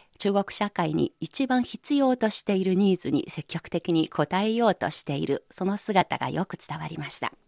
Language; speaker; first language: Japanese; non-native, fluent; Chinese